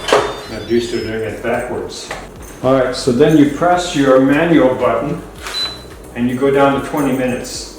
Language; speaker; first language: English; native; English